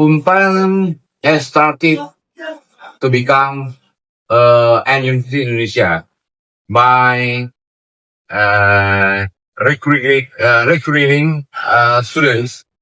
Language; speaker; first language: English; non-native, learner; Indonesian